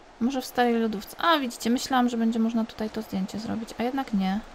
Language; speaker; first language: Polish; native; Polish